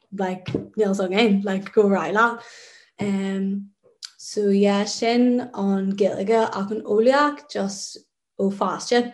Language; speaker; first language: Irish; non-native, local second language; English